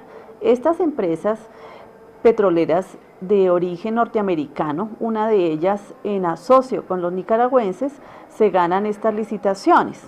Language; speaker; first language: Spanish; native; Spanish